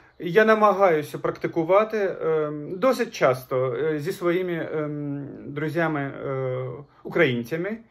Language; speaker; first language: Ukrainian; non-native, fluent; Azerbaijani